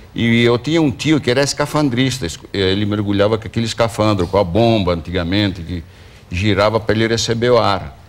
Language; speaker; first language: Portuguese; early bilingual, other home language; Greek